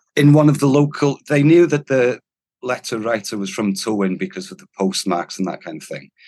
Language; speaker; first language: English; non-native, local second language; Welsh